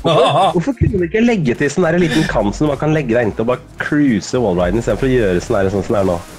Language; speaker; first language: Norwegian; native; Norwegian